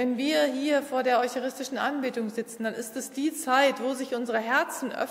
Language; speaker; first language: German; native; German